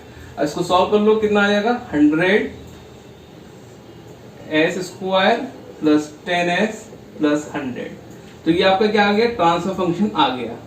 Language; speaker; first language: Hindi; native; Hindi